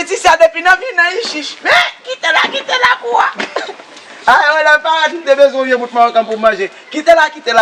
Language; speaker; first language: Haitian Creole; native; Haitian Creole